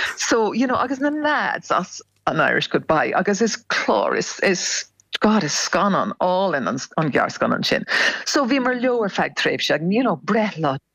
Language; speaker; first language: Irish; non-native, local second language; English